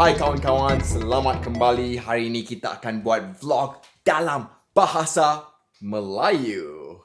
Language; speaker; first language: Malay; non-native, local second language; English